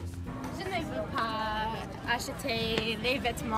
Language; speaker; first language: French; non-native, learner; English